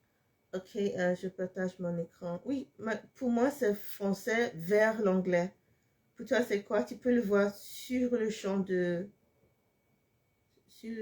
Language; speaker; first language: French; non-native, fluent; English